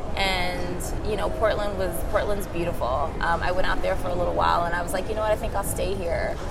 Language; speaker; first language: English; native; English